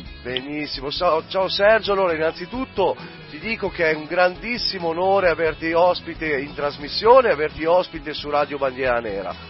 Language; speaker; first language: Italian; native; Italian